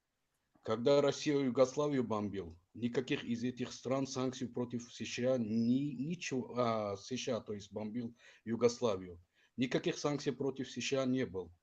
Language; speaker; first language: Russian; non-native, fluent; Tajik